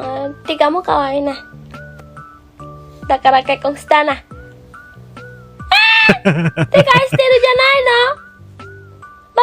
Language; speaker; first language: Japanese; non-native, learner; Indonesian